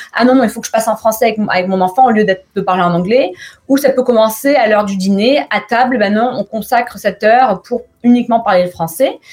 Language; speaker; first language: French; native; French